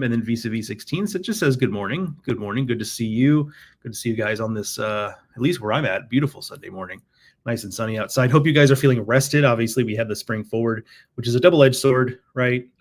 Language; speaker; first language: English; native; English